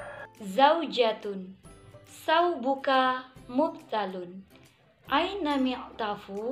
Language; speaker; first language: Arabic; non-native, learner; Indonesian